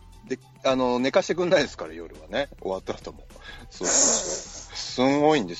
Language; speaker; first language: Japanese; native; Japanese